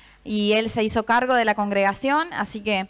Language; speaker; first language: Spanish; native; Spanish